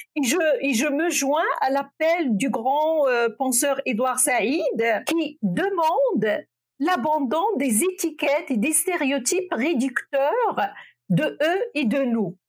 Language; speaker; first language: French; non-native, local second language; Arabic